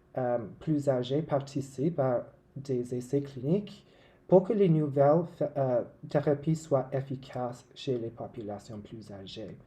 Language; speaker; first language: French; non-native, local second language; English